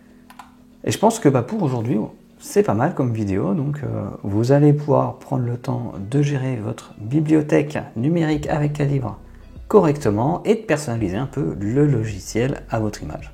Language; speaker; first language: French; native; French